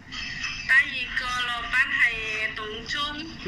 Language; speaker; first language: Cantonese; non-native, learner; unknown